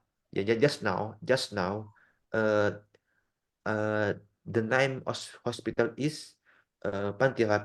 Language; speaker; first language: English; non-native, learner; Indonesian